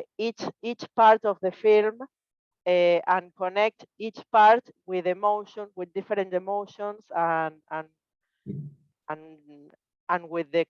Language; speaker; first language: English; non-native, learner; Spanish